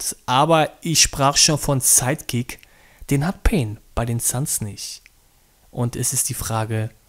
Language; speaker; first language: German; native; German